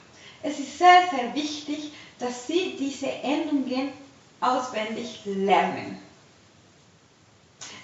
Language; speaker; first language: German; non-native, fluent; Spanish